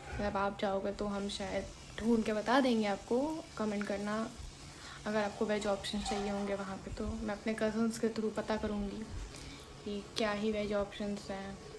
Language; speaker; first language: Hindi; non-native, local second language; Bangla